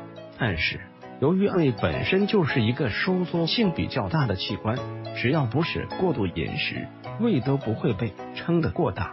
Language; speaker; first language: Chinese; native; Chinese